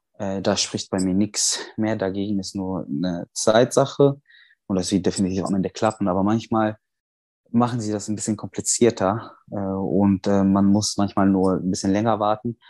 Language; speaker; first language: German; non-native, fluent; Arabic